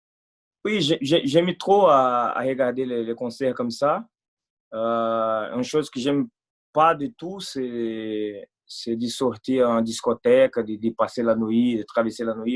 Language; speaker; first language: French; non-native, fluent; Portuguese